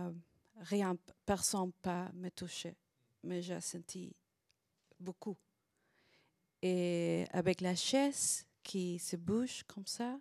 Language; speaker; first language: French; non-native, learner; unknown